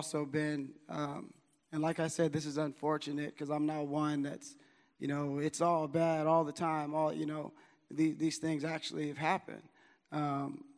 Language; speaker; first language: English; native; English